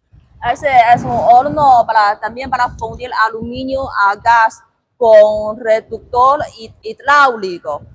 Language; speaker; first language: Spanish; non-native, learner; Chinese